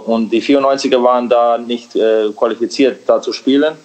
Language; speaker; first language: German; early bilingual, other home language; Serbian